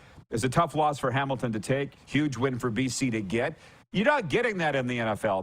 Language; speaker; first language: English; native; English